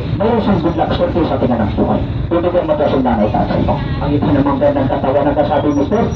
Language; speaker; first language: Filipino; non-native, local second language; Cebuano